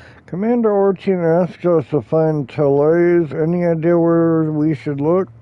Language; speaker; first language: English; native; English